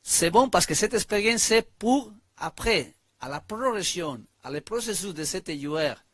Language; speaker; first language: French; non-native, learner; Spanish